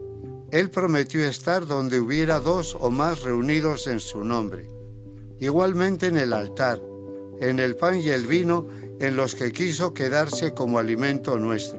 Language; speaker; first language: Spanish; native; Spanish